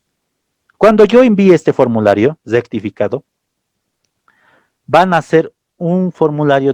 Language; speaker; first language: Spanish; native; Spanish